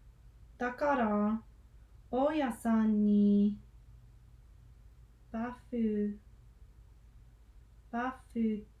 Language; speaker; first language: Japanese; non-native, learner; English